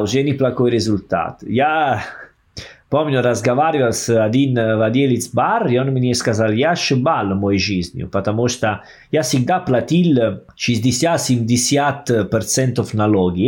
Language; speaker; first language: Russian; non-native, fluent; Italian